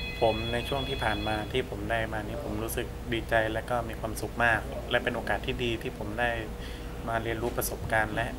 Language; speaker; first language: Thai; native; Thai